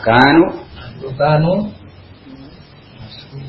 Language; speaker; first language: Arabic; non-native, fluent; Indonesian